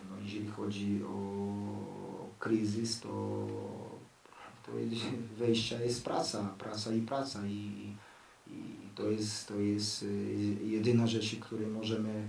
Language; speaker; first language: Polish; non-native, learner; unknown